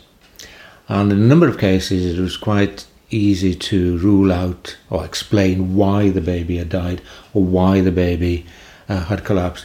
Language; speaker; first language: English; native; English